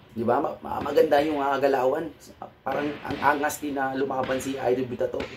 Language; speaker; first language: Filipino; non-native, local second language; Cebuano